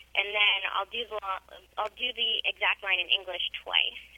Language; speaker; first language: English; native; English